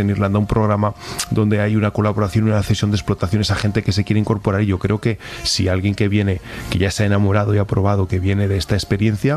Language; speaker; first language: Spanish; native; Spanish